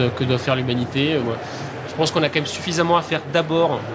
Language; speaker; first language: French; native; French